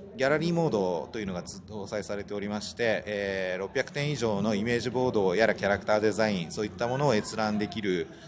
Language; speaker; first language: Japanese; native; Japanese